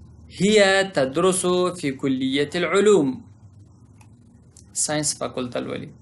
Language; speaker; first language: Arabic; non-native, fluent; Pashto